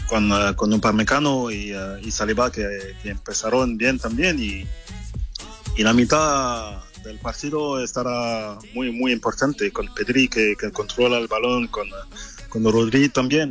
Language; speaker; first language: Spanish; non-native, fluent; French